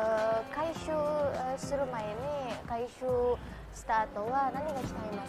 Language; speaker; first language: Japanese; non-native, learner; Indonesian